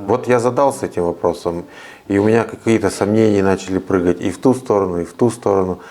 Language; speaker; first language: Russian; native; Russian